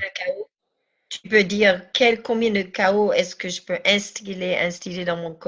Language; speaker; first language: French; native; French